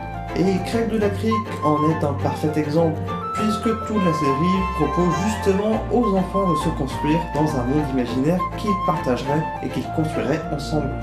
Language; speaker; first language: French; native; French